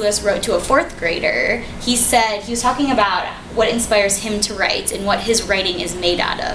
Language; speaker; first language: English; native; English